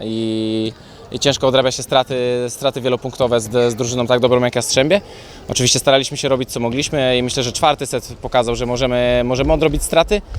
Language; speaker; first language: Polish; native; Polish